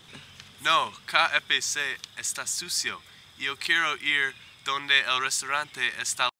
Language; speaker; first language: Spanish; non-native, learner; English